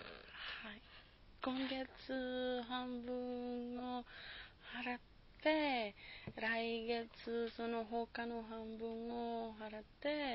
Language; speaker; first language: Japanese; non-native, learner; Spanish